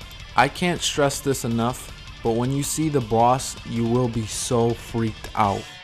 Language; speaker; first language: English; native; English